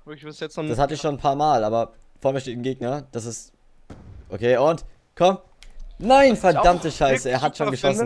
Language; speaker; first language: German; native; German